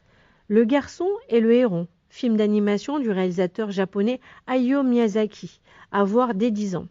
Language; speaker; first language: French; native; French